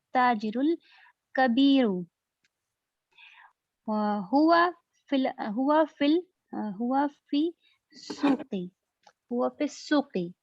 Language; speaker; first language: Arabic; non-native, learner; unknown